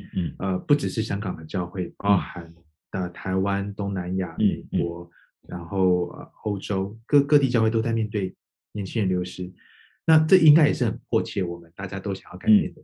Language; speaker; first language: Chinese; native; Chinese